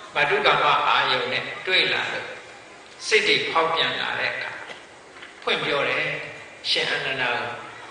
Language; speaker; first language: Burmese; native; Burmese